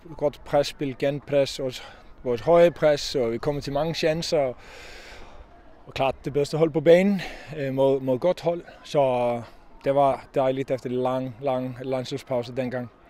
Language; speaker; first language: Danish; non-native, fluent; Icelandic